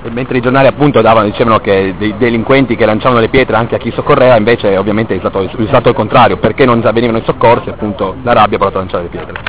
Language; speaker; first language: Italian; native; Italian